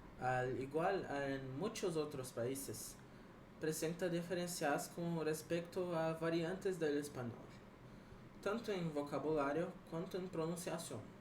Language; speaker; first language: Spanish; non-native, learner; Portuguese